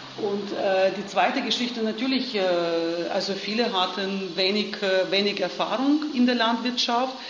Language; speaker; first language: German; non-native, fluent; Ukrainian